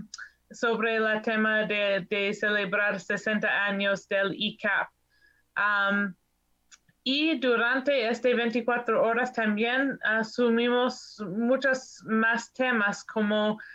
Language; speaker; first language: Spanish; non-native, fluent; English